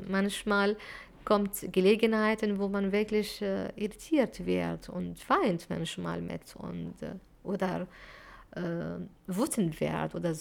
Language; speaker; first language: German; non-native, fluent; Arabic